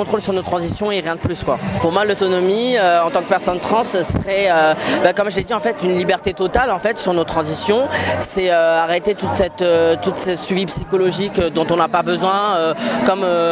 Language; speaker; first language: French; native; French